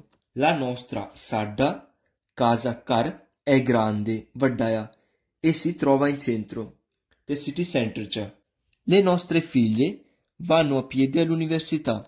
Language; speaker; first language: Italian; non-native, fluent; Punjabi